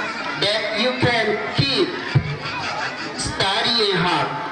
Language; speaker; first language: English; non-native, learner; Indonesian